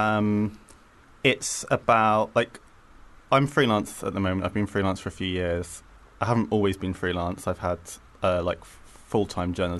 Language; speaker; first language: English; native; English